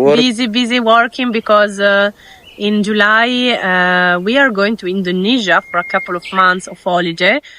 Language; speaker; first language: English; non-native, fluent; Italian